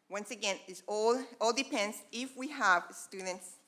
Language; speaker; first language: English; non-native, fluent; Spanish